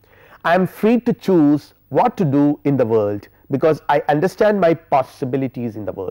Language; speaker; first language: English; non-native, local second language; Malayalam